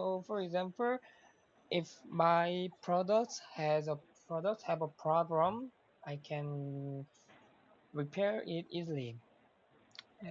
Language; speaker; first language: English; non-native, learner; Korean